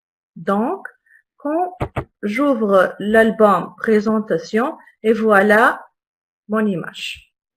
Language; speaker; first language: French; non-native, local second language; Arabic